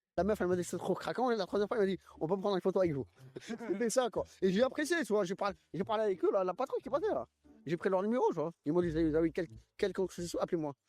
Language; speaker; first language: French; early bilingual, other home language; Arabic